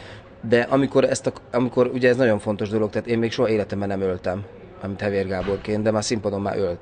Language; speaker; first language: Hungarian; native; Hungarian